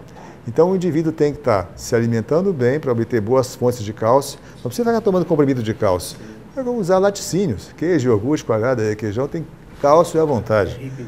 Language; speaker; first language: Portuguese; native; Portuguese